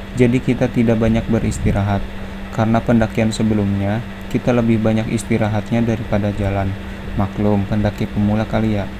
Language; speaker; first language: Indonesian; native; Indonesian